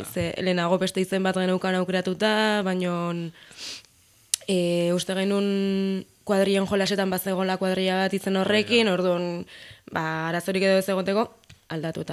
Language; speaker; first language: Basque; native; Basque